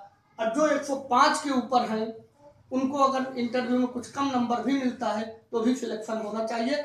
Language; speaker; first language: Hindi; native; Hindi